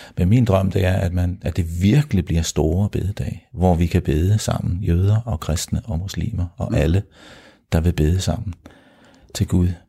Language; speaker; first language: Danish; early bilingual, heritage; Danish